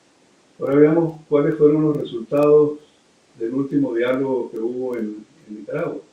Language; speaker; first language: Spanish; native; Spanish